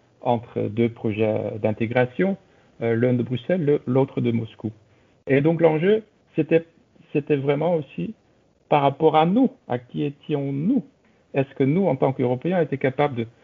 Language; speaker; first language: French; non-native, fluent; Dutch